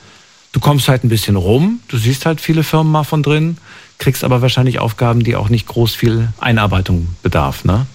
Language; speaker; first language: German; native; German